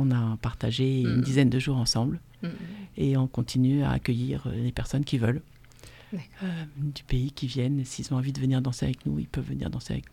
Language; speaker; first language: French; native; French